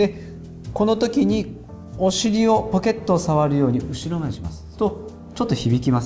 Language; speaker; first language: Japanese; native; Japanese